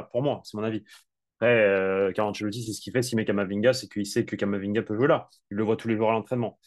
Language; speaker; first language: French; native; French